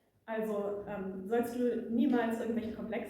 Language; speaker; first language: German; native; German